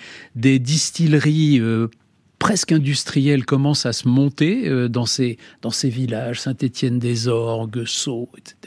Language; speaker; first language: French; native; French